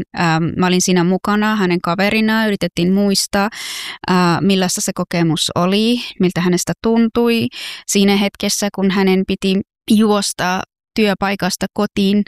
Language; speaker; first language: Finnish; early bilingual, other home language; Persian